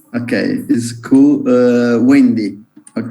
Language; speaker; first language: English; non-native, learner; Italian